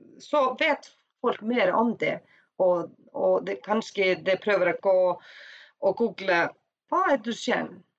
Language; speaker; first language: Swedish; non-native, learner; Icelandic